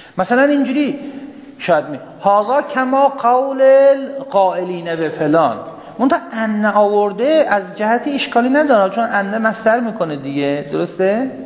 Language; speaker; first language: Persian; non-native, local second language; Azerbaijani